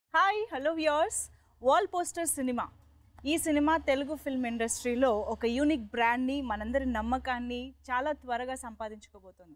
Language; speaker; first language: Telugu; native; Telugu